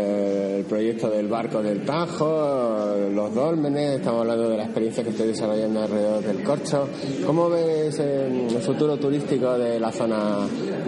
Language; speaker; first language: Spanish; native; Spanish